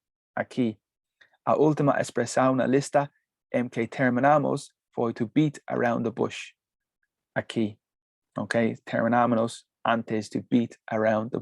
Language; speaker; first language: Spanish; non-native, learner; English